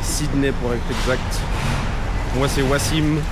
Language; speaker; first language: French; native; French